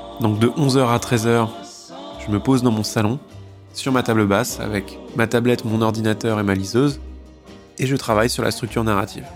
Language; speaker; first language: French; native; French